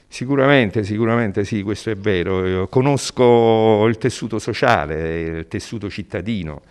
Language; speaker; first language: Italian; native; Italian